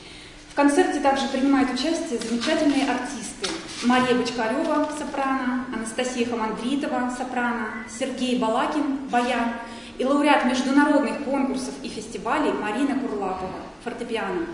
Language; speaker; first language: Russian; native; Russian